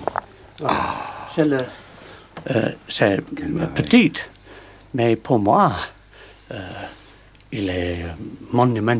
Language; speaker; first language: French; non-native, learner; English